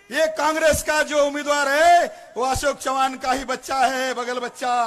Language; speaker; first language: Hindi; non-native, local second language; Marathi